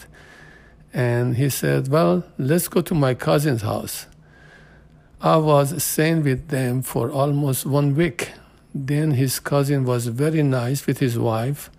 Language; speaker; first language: English; non-native, fluent; Persian